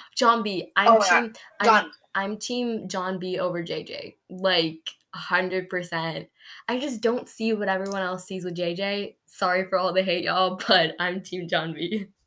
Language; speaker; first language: English; native; English